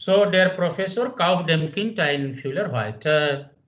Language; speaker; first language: German; non-native, fluent; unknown